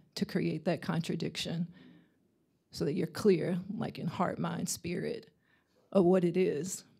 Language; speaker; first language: English; native; English